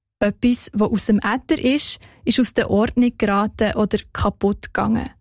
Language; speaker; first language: German; native; German